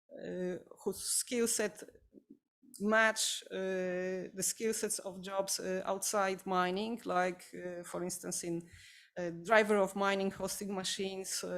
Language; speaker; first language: English; non-native, fluent; Polish